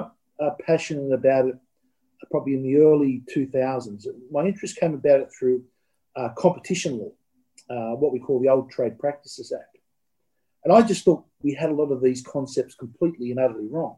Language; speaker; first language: English; native; English